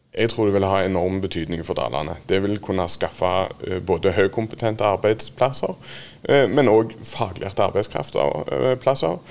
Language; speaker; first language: Norwegian; native; Norwegian